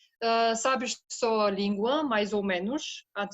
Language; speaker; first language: Portuguese; non-native, fluent; Bulgarian